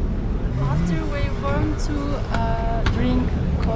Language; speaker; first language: English; non-native, learner; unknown